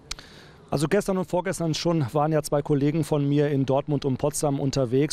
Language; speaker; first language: German; native; German